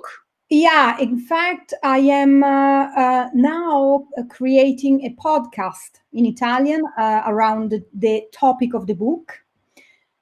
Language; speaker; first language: English; non-native, fluent; Italian